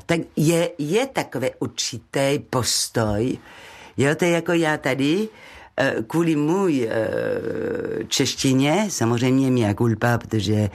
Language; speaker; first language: Czech; non-native, learner; French